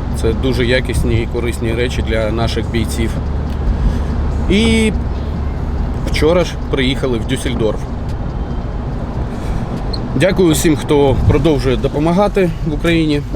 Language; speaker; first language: Ukrainian; native; Ukrainian